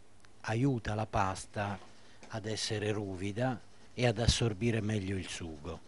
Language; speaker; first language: Italian; native; Italian